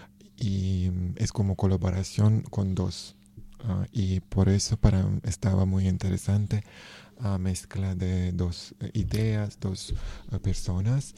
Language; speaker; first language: Spanish; non-native, learner; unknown